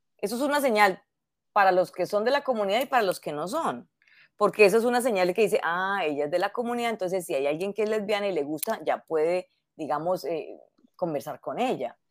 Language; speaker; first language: Spanish; native; Spanish